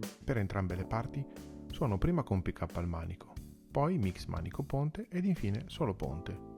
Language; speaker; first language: Italian; native; Italian